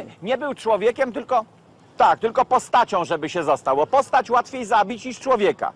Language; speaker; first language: Polish; native; Polish